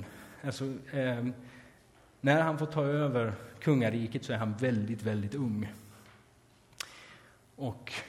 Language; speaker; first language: Swedish; native; Swedish